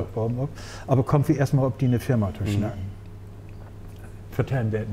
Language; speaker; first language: German; native; German